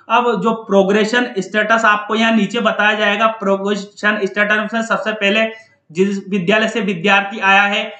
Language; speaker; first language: Hindi; native; Hindi